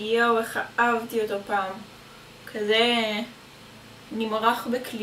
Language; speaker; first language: Hebrew; native; Hebrew